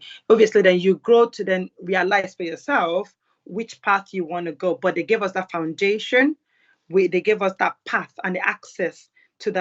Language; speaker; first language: English; non-native, local second language; Yoruba